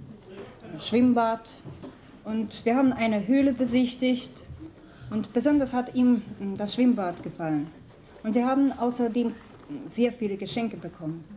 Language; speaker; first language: German; non-native, fluent; Russian